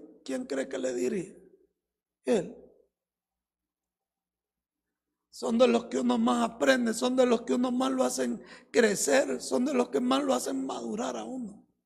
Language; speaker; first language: Spanish; native; Spanish